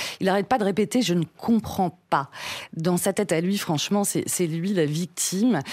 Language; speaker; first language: French; native; French